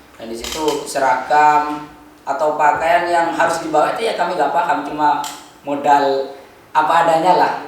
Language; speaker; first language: Indonesian; non-native, local second language; Madurese